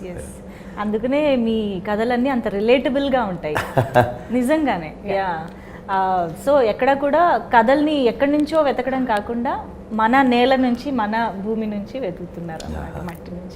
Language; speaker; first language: Telugu; native; Telugu